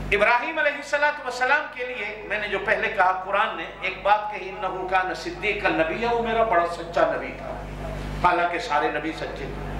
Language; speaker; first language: Urdu; non-native, local second language; Punjabi